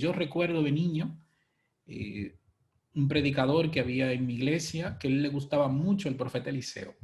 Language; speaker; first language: Spanish; native; Spanish